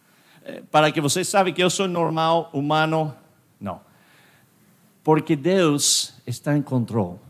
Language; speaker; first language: Portuguese; non-native, fluent; English